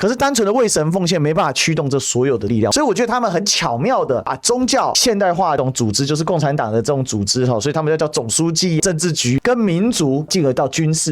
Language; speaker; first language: Chinese; native; Chinese